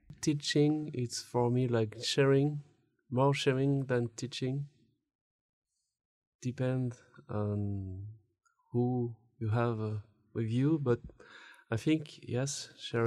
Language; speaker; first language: English; non-native, learner; French